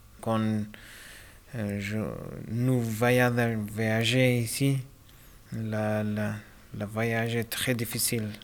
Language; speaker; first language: French; non-native, learner; Pashto